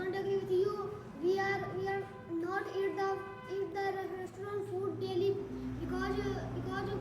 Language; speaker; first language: English; non-native, learner; Hindi